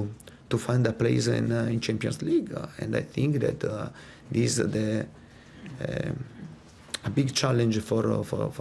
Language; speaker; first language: English; non-native, fluent; Italian